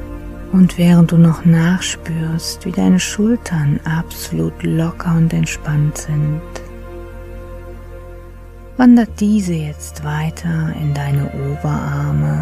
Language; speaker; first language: German; native; German